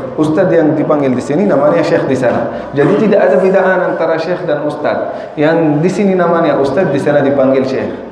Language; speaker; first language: Indonesian; non-native, fluent; Arabic